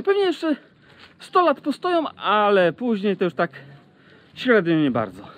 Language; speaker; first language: Polish; native; Polish